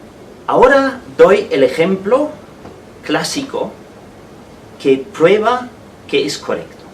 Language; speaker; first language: Spanish; non-native, fluent; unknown